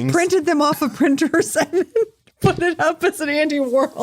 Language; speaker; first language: English; native; English